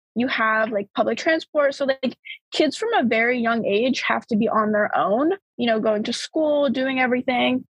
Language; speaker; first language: English; early bilingual, other home language; Bulgarian